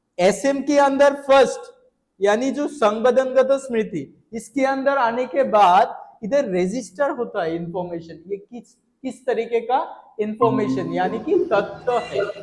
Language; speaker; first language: Hindi; non-native, local second language; Bangla